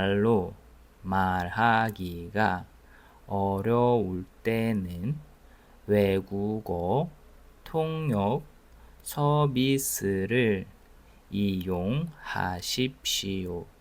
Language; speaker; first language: Korean; non-native, fluent; Russian